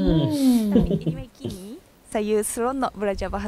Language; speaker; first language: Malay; non-native, fluent; Japanese